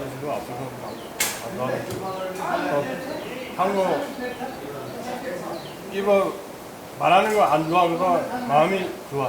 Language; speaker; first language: Korean; non-native, learner; Nepali